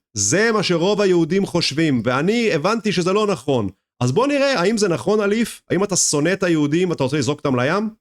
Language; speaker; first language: Hebrew; native; Hebrew